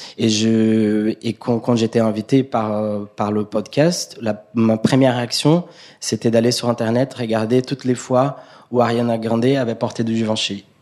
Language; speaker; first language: French; non-native, fluent; Portuguese